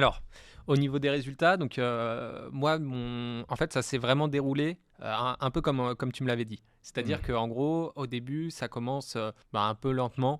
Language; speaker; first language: French; native; French